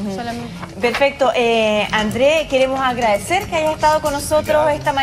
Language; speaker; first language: Spanish; native; Spanish